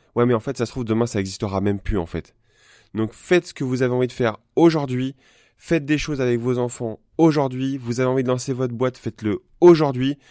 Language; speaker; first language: French; native; French